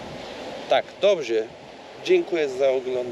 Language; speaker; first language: Polish; non-native, learner; Turkish